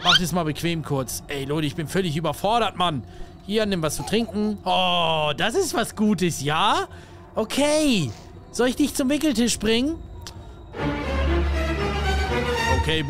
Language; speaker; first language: German; native; German